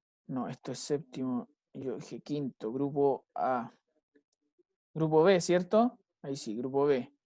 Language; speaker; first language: Spanish; native; Spanish